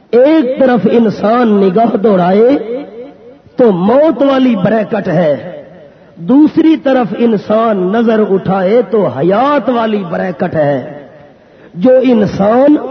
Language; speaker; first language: Urdu; non-native, local second language; Pashto